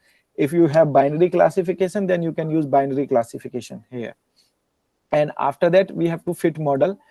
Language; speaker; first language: English; non-native, learner; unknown